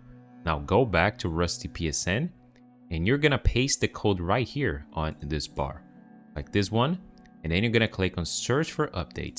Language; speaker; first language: English; non-native, fluent; Portuguese